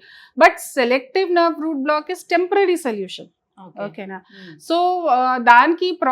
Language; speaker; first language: Telugu; non-native, fluent; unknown